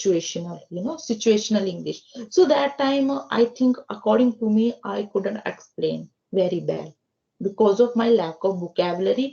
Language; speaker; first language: English; non-native, learner; Hindi